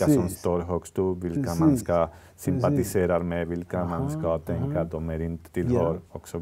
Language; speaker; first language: Swedish; non-native, fluent; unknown